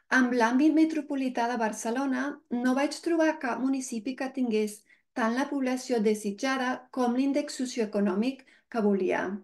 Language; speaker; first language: Catalan; non-native, fluent; English